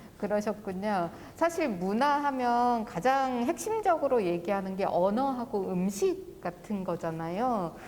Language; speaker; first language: Korean; native; Korean